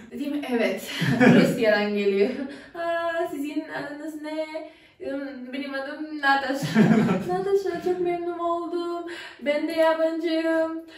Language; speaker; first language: Turkish; non-native, learner; Macedonian